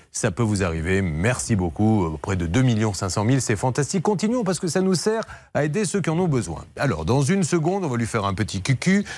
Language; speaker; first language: French; native; French